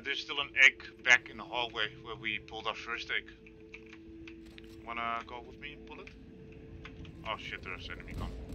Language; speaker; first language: English; non-native, fluent; Dutch